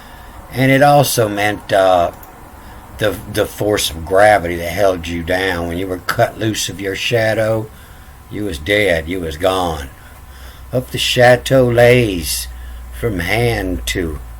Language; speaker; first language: English; native; English